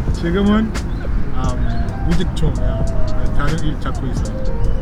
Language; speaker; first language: Korean; non-native, fluent; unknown